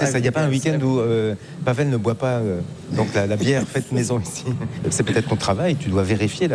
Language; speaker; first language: French; native; French